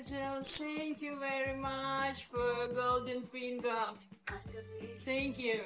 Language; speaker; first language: English; non-native, learner; Russian